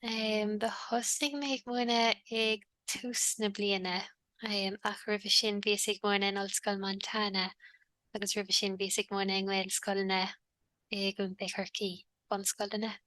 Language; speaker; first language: Irish; native; Irish